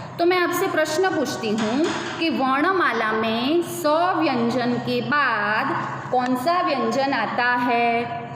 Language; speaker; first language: Hindi; non-native, local second language; Gujarati